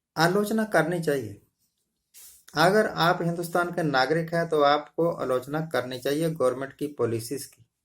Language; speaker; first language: Hindi; non-native, local second language; Punjabi